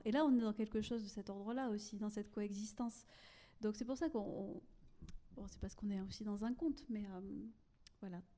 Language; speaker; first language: French; native; French